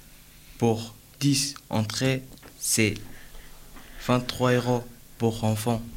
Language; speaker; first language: French; non-native, learner; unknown